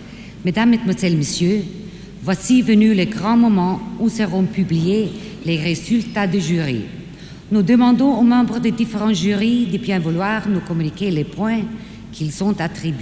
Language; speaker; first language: French; non-native, fluent; German